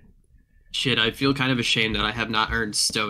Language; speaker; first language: English; native; English